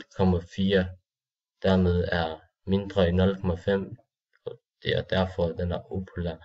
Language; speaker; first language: Danish; non-native, learner; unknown